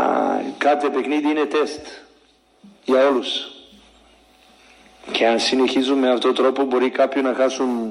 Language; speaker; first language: Greek; non-native, fluent; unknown